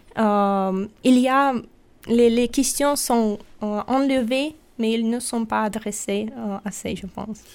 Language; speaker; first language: French; non-native, fluent; Russian